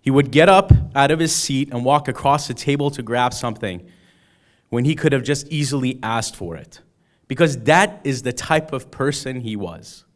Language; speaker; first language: English; early bilingual, other home language; Persian